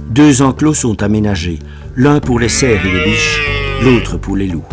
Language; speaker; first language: French; native; French